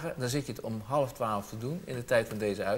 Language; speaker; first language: Dutch; native; Dutch